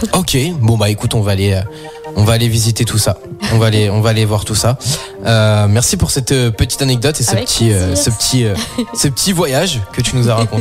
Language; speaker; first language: French; native; French